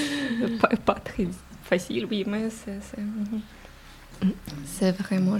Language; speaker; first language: French; non-native, learner; Ukrainian